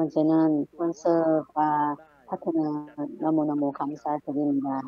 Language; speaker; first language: Korean; non-native, learner; Thai